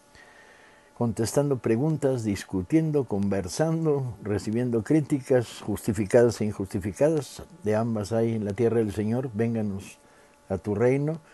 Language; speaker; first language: Spanish; native; Spanish